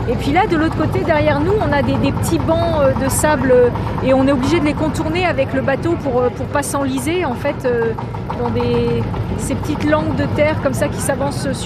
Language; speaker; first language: French; native; French